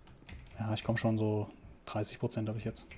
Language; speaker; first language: German; native; German